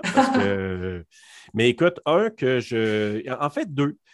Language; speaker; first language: French; native; French